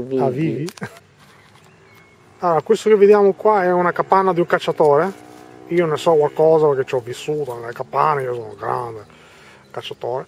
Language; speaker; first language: Italian; early bilingual, other home language; Albanian